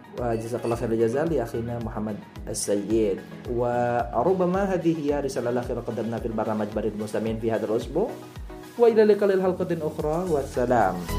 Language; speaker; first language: Arabic; non-native, fluent; Indonesian